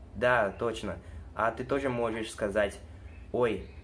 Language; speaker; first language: Russian; non-native, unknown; Portuguese